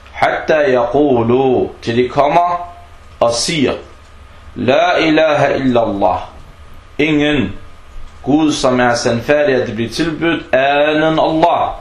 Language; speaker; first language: Danish; non-native, fluent; Arabic